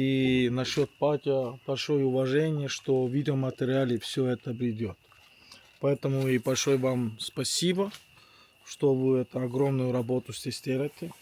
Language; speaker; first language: Russian; non-native, fluent; Estonian